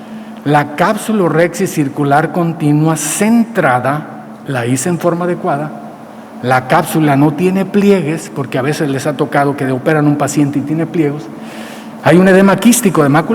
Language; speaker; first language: Spanish; native; Spanish